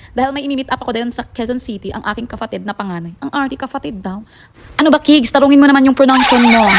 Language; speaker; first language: Filipino; non-native, local second language; Cebuano